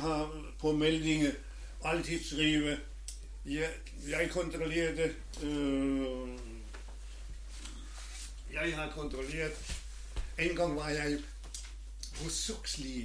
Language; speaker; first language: Danish; non-native, learner; German